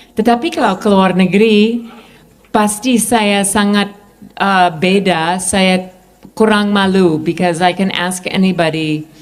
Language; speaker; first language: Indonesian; non-native, fluent; English